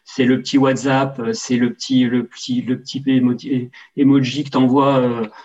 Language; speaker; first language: French; native; French